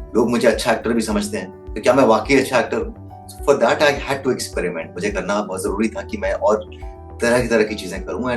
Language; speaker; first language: Hindi; native; Hindi